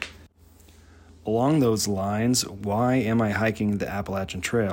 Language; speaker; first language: English; native; English